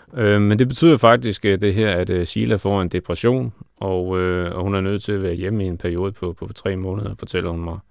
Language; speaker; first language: Danish; native; Danish